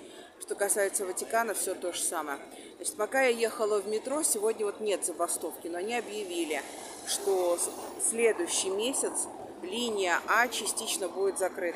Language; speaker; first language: Russian; native; Russian